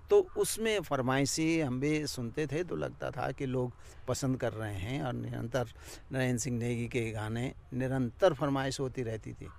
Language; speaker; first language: Hindi; non-native, local second language; Garhwali